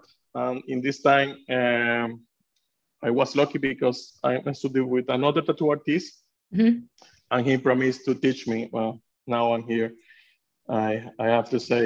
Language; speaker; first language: English; non-native, fluent; Spanish